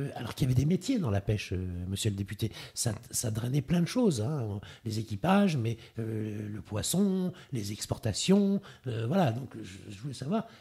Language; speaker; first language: French; native; French